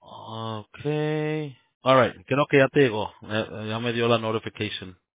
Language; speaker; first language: Spanish; early bilingual, heritage; Spanish